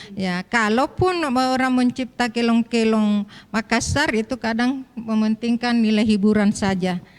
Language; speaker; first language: Indonesian; non-native, local second language; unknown